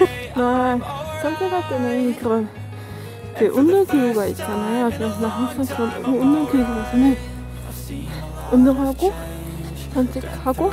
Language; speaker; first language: Korean; non-native, fluent; Dutch